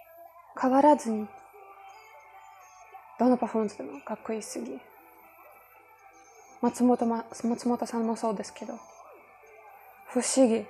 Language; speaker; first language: Japanese; non-native, fluent; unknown